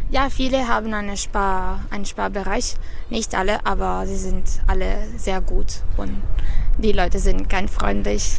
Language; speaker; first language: German; non-native, fluent; Italian